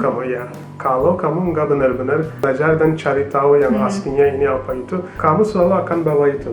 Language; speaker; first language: Indonesian; non-native, fluent; Turkish